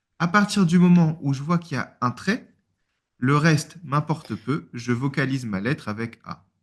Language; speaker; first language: French; native; French